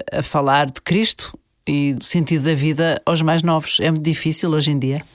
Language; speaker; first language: Portuguese; native; Portuguese